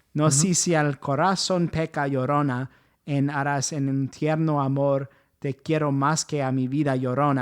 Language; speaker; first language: Spanish; non-native, fluent; English